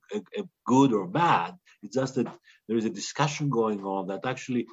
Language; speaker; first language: English; non-native, fluent; Greek